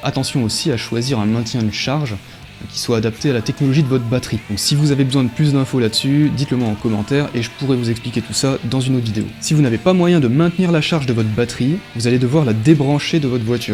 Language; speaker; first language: French; native; French